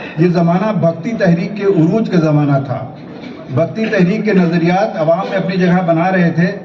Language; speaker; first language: Urdu; native; Urdu